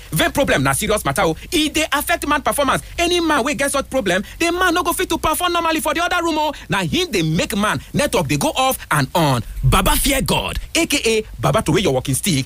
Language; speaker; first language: Nigerian Pidgin; native; Nigerian Pidgin